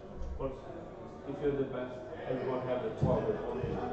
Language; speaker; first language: English; non-native, learner; Norwegian